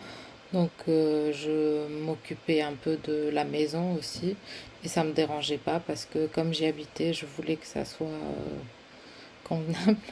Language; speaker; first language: French; non-native, fluent; Spanish